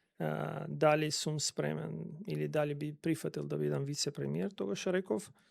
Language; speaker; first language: Macedonian; non-native, local second language; Albanian